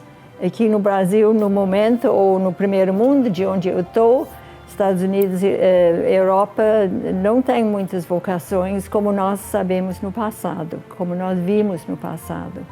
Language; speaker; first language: Portuguese; non-native, fluent; English